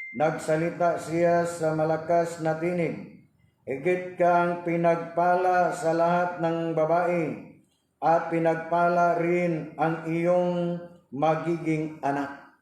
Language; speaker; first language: Filipino; non-native, local second language; Cebuano